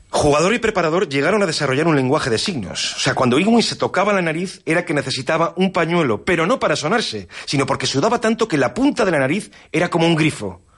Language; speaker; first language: Spanish; native; Spanish